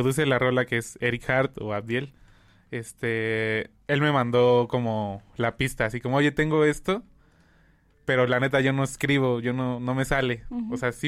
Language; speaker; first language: Spanish; native; Spanish